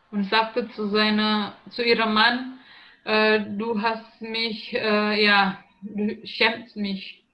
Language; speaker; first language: German; non-native, learner; Indonesian